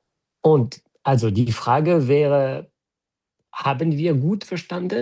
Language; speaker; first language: German; non-native, fluent; French